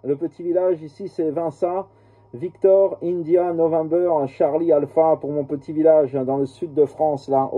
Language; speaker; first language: French; native; French